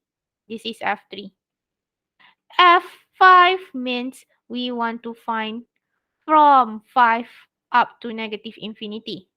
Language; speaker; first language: English; non-native, local second language; Malay